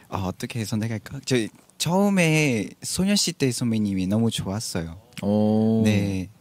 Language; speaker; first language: Korean; non-native, fluent; Vietnamese